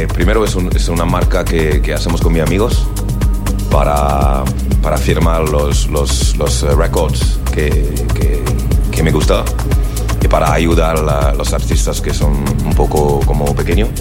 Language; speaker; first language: Spanish; non-native, learner; French